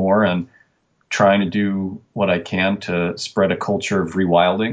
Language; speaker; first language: English; native; English